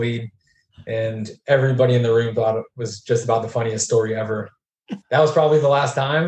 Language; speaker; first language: English; native; English